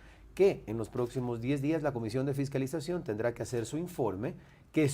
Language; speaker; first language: Spanish; native; Spanish